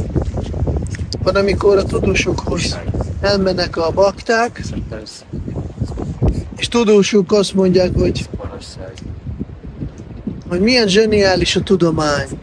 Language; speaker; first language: Hungarian; non-native, fluent; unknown